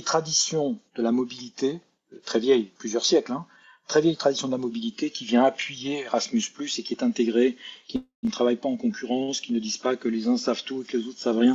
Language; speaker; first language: French; native; French